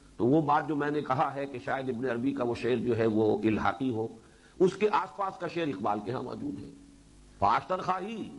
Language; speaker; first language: Urdu; native; Urdu